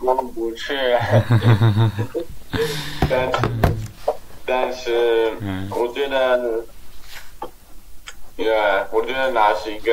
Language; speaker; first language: Chinese; non-native, learner; English